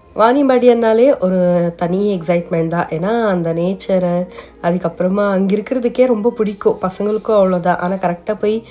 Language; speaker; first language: Tamil; non-native, local second language; Telugu